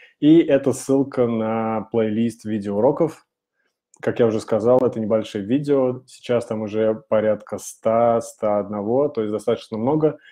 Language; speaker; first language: Russian; native; Russian